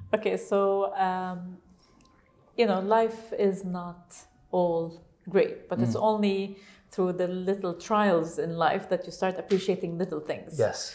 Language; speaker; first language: English; non-native, fluent; Arabic